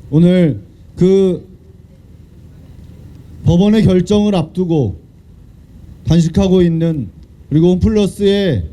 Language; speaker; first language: Korean; native; Korean